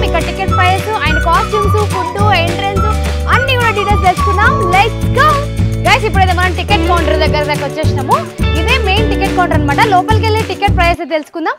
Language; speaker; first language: Telugu; native; Telugu